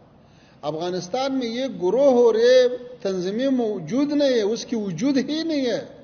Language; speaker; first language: Hindi; non-native, learner; Pashto